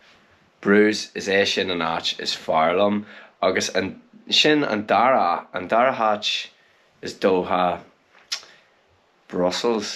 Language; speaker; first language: Irish; non-native, local second language; English